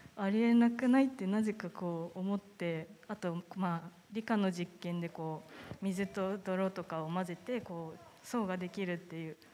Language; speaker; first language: Japanese; native; Japanese